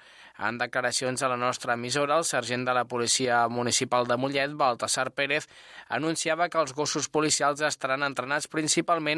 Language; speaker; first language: Catalan; native; Catalan